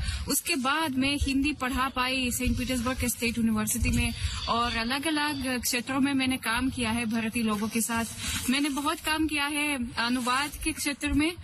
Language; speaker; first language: Hindi; non-native, fluent; Russian